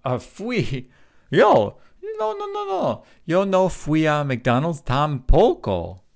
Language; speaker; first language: Spanish; non-native, fluent; English